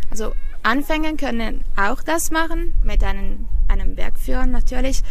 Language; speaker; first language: German; non-native, fluent; Italian